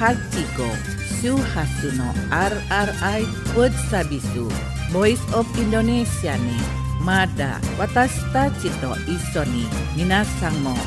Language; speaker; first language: Japanese; non-native, fluent; Indonesian